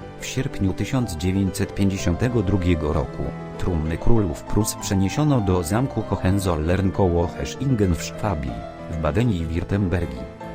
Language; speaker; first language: Polish; native; Polish